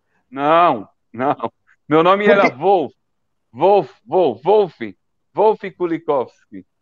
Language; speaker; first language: Portuguese; early bilingual, heritage; Portuguese